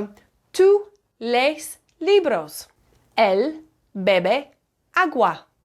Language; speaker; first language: Spanish; non-native, fluent; English